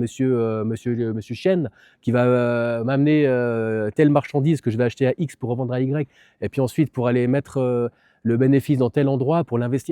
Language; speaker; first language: French; native; French